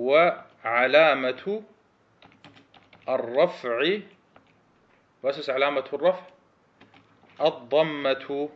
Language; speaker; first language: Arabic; early bilingual, heritage; Arabic